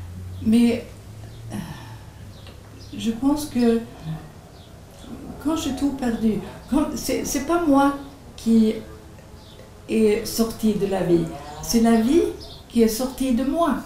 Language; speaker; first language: French; non-native, fluent; Swedish